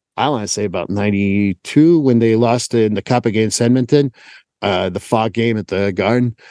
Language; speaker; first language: English; native; English